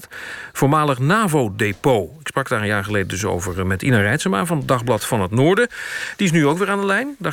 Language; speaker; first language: Dutch; native; Dutch